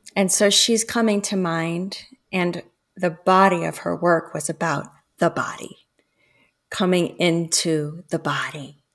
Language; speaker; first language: English; early bilingual, other home language; Spanish